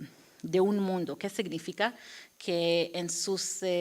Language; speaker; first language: Spanish; non-native, fluent; Hebrew